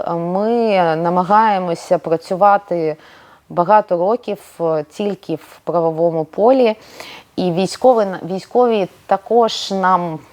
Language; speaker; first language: Ukrainian; non-native, local second language; Russian